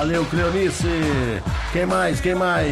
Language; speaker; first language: Portuguese; native; Portuguese